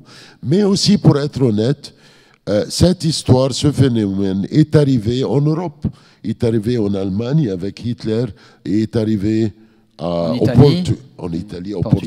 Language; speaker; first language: French; non-native, fluent; Arabic